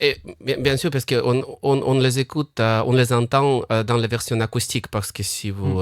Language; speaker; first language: French; non-native, fluent; Russian